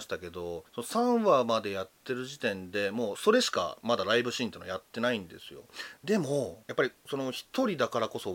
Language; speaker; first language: Japanese; native; Japanese